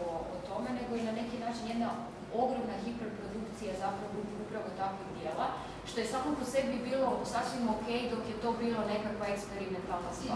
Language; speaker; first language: Croatian; native; Croatian